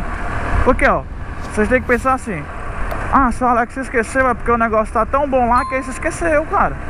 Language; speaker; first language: Portuguese; native; Portuguese